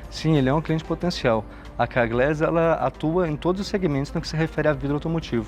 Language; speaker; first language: Portuguese; native; Portuguese